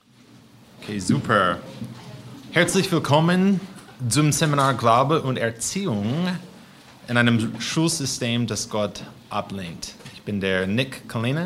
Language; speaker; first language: German; non-native, fluent; English